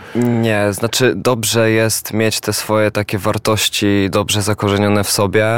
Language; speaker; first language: Polish; native; Polish